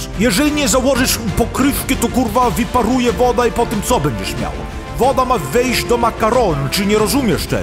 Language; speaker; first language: Polish; early bilingual, heritage; Polish